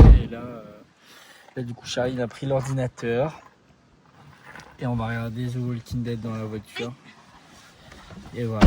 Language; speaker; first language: French; native; French